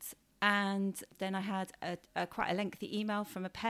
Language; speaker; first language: English; native; English